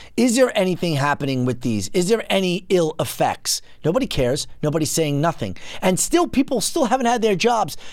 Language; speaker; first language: English; native; English